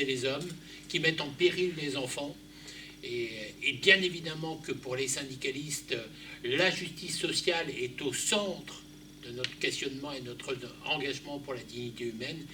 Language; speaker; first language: French; native; French